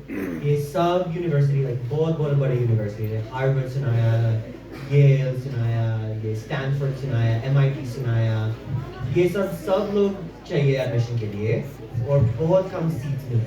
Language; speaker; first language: Hindi; early bilingual, heritage; English